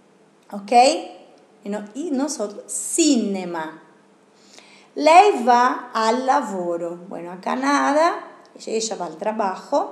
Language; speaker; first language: Spanish; non-native, fluent; Portuguese